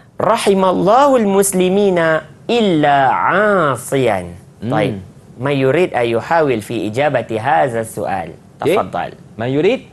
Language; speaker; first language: Arabic; non-native, fluent; Malay